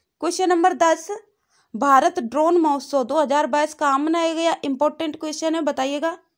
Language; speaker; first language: Hindi; native; Hindi